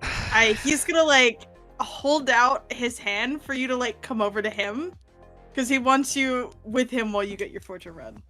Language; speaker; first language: English; native; English